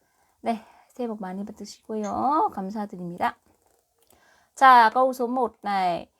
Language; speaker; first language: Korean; non-native, fluent; Vietnamese